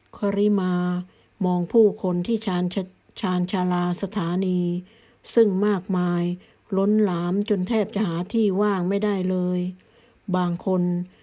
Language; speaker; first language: Thai; native; Thai